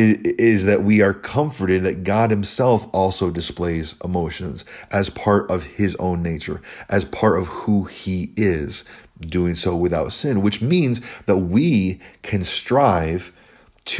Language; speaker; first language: English; native; English